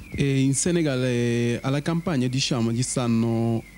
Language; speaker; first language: Italian; non-native, learner; Wolof